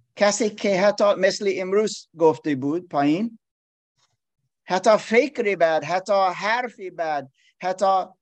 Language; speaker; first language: Persian; non-native, learner; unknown